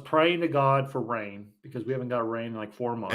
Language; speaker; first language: English; native; English